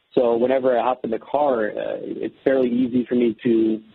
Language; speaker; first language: English; non-native, fluent; Dutch